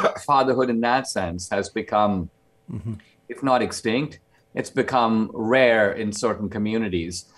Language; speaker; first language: English; non-native, local second language; Konkani